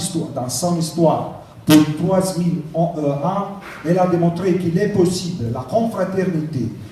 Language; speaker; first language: French; non-native, learner; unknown